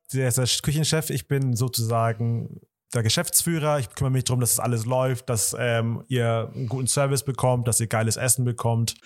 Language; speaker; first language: German; early bilingual, other home language; Vietnamese